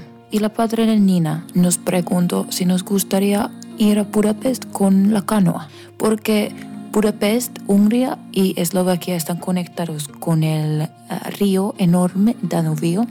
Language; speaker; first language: Spanish; non-native, fluent; Finnish